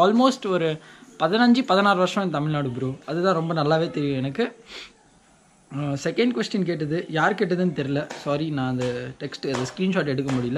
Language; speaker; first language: Tamil; non-native, local second language; Hindi